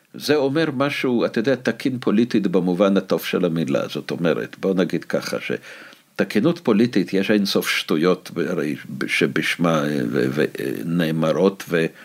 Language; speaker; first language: Hebrew; non-native, fluent; Russian